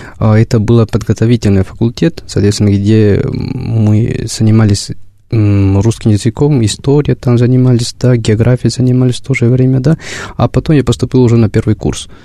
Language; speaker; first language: Russian; non-native, fluent; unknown